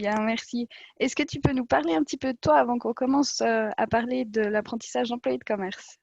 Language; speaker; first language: French; native; French